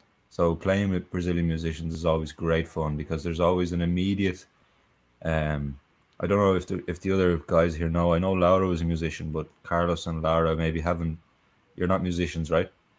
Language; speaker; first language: English; native; English